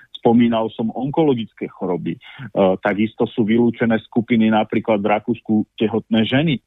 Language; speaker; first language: Slovak; native; Slovak